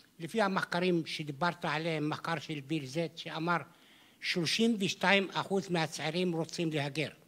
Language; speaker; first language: Hebrew; non-native, local second language; Arabic